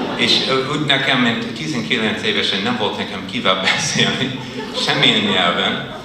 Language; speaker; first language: Hungarian; non-native, fluent; English